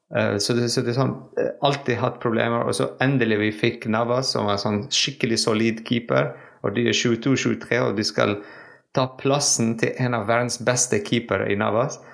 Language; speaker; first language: Norwegian; non-native, fluent; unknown